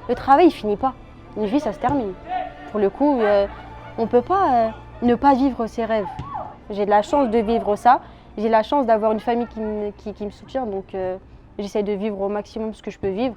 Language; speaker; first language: French; early bilingual, other home language; Arabic